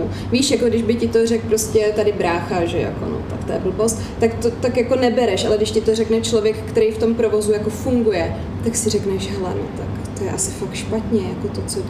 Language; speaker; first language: Czech; native; Czech